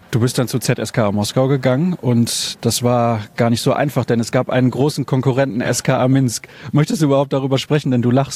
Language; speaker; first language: German; native; German